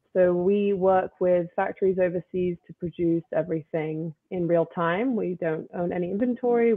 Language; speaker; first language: English; native; English